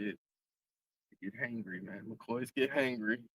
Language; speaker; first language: English; native; English